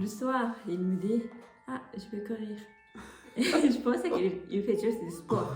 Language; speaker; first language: French; non-native, fluent; Japanese